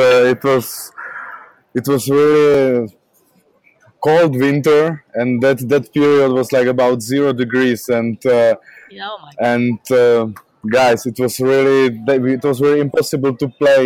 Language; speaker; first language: English; non-native, learner; Czech